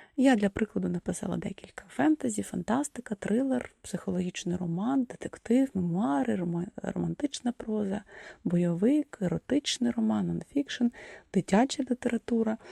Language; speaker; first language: Ukrainian; non-native, local second language; Russian